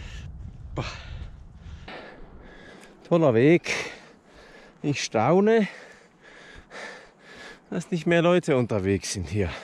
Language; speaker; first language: German; native; German